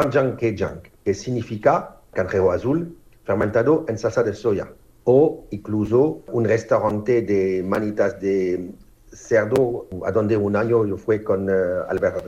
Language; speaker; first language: Spanish; non-native, fluent; French